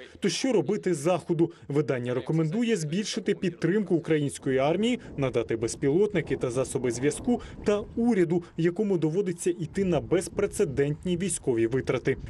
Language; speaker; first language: Ukrainian; native; Ukrainian